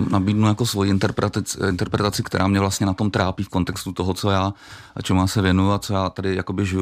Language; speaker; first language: Czech; native; Czech